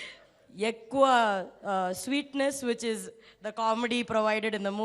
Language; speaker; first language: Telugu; non-native, learner; Tamil